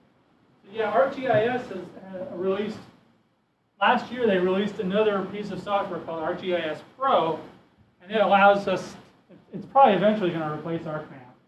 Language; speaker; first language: English; native; English